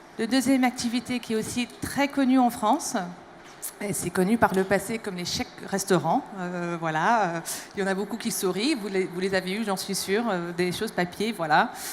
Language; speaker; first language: French; non-native, fluent; English